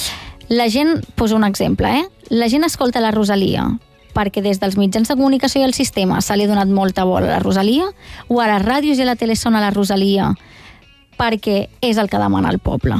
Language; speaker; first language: Catalan; native; Catalan